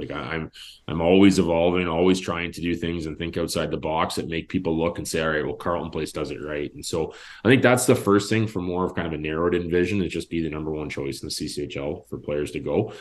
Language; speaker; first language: English; native; English